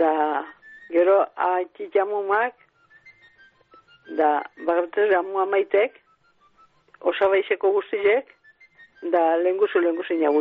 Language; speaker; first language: Basque; native; Basque